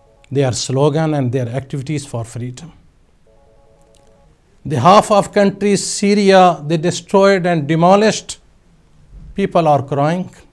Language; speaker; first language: English; non-native, local second language; Urdu